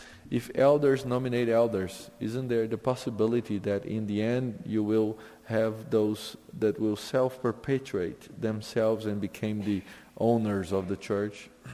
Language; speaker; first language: English; non-native, fluent; Portuguese